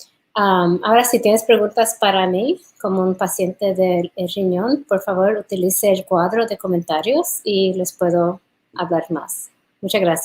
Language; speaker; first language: Spanish; early bilingual, heritage; English